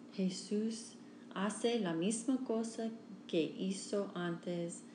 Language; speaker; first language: Spanish; non-native, learner; English